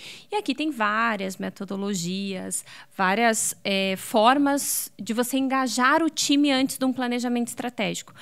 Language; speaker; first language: Portuguese; native; Portuguese